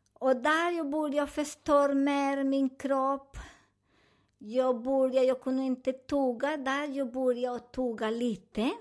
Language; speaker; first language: Swedish; non-native, learner; Spanish